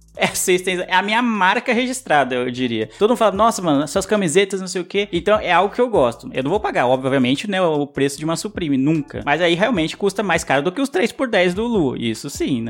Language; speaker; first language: Portuguese; native; Portuguese